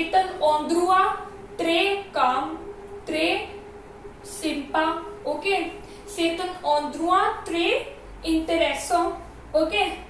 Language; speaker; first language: French; non-native, learner; Hindi